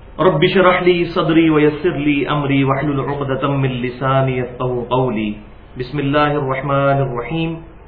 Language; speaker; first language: Urdu; non-native, local second language; Punjabi